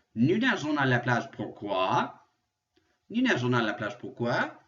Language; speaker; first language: French; non-native, fluent; English